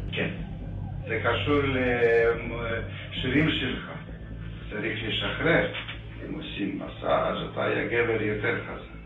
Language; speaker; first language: Hebrew; non-native, fluent; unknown